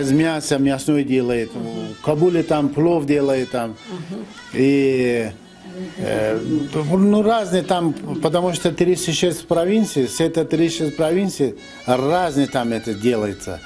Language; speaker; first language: Russian; non-native, fluent; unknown